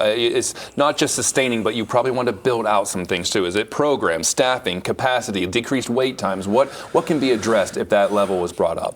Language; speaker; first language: English; native; English